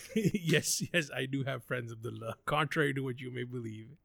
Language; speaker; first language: English; non-native, local second language; Urdu